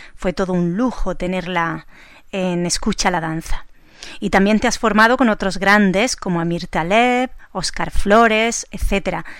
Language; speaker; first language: Spanish; native; Spanish